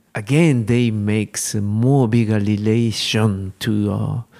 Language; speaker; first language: English; non-native, learner; Japanese